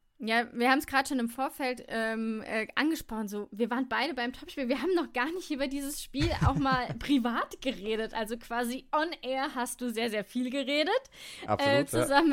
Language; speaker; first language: German; native; German